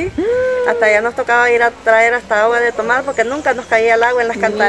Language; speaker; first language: Spanish; native; Spanish